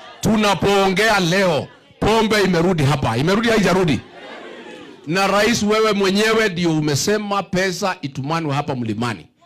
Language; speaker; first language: Swahili; non-native, local second language; Kikuyu